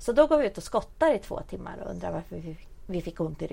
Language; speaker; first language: Swedish; native; Swedish